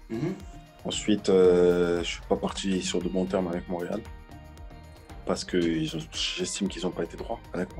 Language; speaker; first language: French; native; French